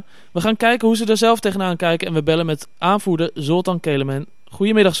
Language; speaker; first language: Dutch; native; Dutch